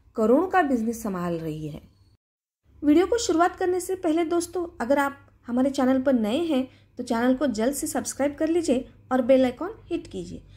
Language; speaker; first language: Hindi; non-native, local second language; Marathi